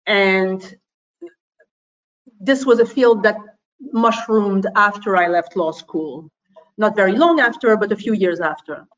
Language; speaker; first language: English; non-native, fluent; French